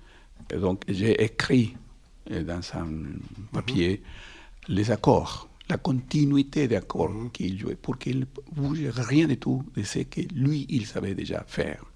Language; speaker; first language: French; non-native, fluent; Spanish